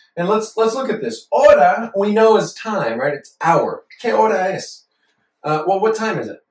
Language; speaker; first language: English; native; English